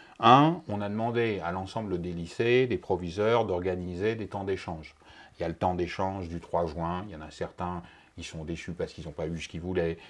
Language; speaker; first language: French; native; French